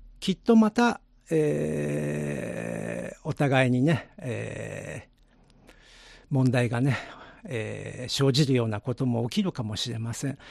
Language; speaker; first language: Japanese; native; Japanese